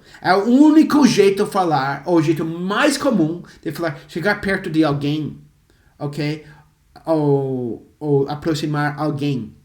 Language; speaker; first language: Portuguese; non-native, fluent; English